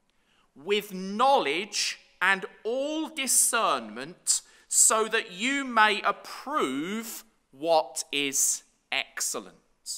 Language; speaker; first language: English; native; English